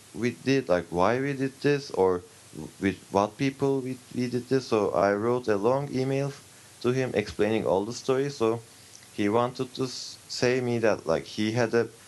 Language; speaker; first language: English; non-native, fluent; Turkish